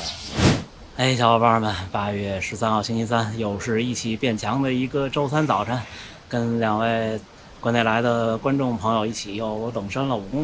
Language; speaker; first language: Chinese; native; Chinese